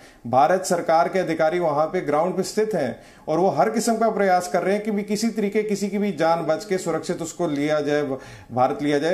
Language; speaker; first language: Hindi; native; Hindi